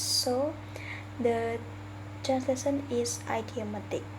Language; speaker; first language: English; non-native, learner; Indonesian